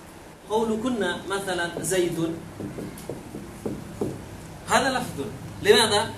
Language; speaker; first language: Arabic; non-native, fluent; Indonesian